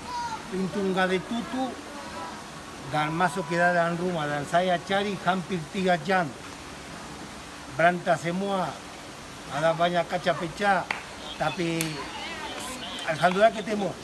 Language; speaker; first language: Indonesian; non-native, fluent; Spanish